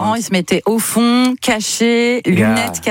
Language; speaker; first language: French; native; French